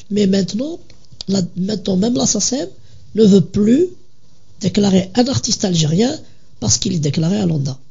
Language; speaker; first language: French; non-native, local second language; Kabyle